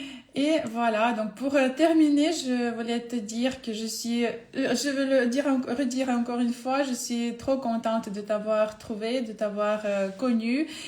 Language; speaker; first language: French; non-native, fluent; Ukrainian